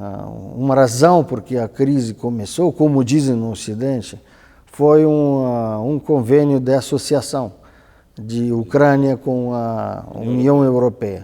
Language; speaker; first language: Portuguese; non-native, fluent; Russian